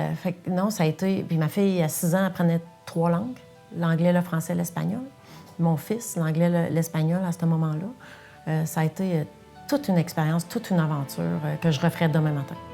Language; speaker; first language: French; non-native, local second language; English